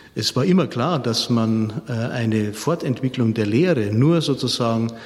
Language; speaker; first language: German; native; German